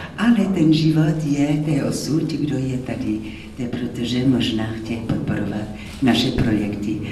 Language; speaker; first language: Czech; non-native, fluent; French